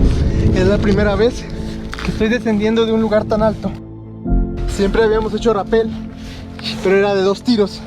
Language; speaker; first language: Spanish; native; Spanish